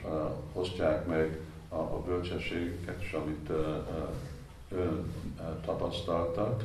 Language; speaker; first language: Hungarian; non-native, fluent; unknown